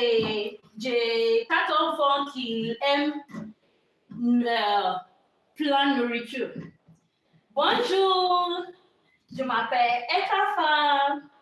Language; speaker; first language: French; non-native, learner; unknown